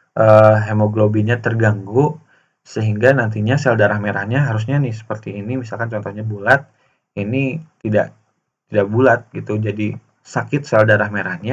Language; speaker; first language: Indonesian; native; Indonesian